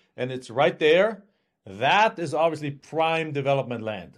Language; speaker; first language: English; non-native, fluent; German